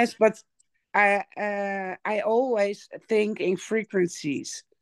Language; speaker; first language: English; non-native, learner; Dutch